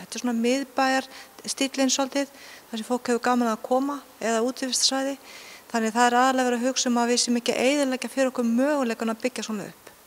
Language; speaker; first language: Icelandic; native; Icelandic